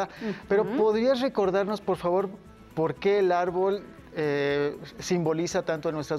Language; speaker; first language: Spanish; native; Spanish